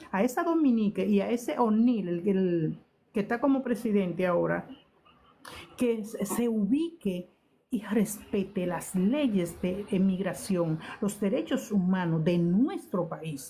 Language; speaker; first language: Spanish; native; Spanish